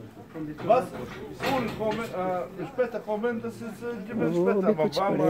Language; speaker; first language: German; non-native, learner; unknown